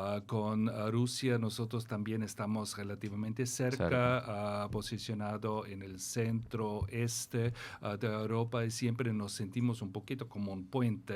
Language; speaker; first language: Spanish; non-native, fluent; German